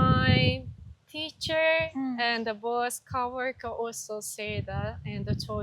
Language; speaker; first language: English; non-native, learner; Japanese